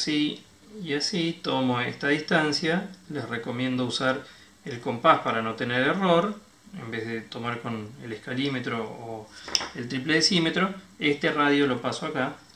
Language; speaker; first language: Spanish; native; Spanish